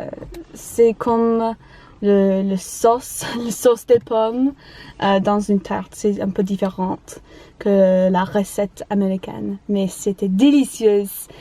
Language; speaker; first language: French; non-native, learner; English